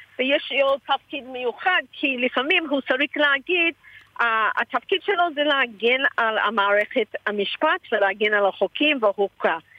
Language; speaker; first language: Hebrew; early bilingual, heritage; Hebrew